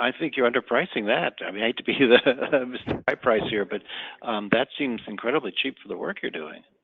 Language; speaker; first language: English; native; English